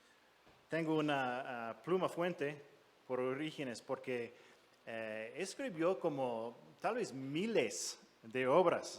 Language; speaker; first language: Spanish; non-native, fluent; English